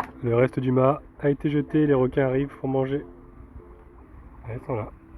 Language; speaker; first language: French; native; French